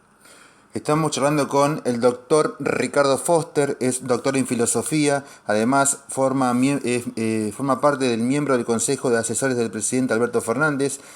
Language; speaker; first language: Spanish; native; Spanish